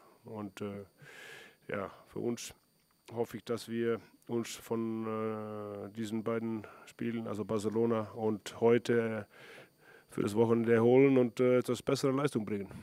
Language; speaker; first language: German; non-native, fluent; Icelandic